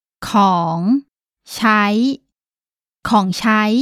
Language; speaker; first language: Thai; native; Thai